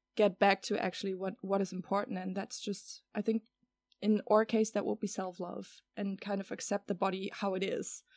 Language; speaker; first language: English; non-native, fluent; German